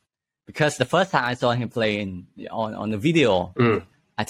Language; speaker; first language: English; non-native, learner; Vietnamese